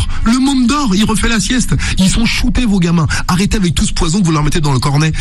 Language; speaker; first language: French; native; French